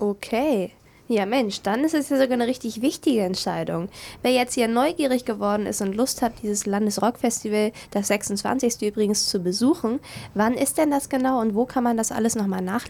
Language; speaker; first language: German; native; German